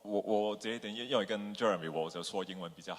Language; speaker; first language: Chinese; non-native, local second language; Cantonese